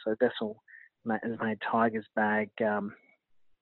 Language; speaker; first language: English; native; English